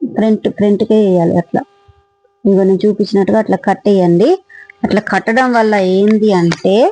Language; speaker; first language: Telugu; non-native, local second language; Marathi